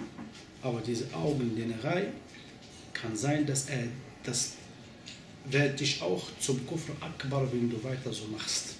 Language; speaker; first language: German; non-native, fluent; Arabic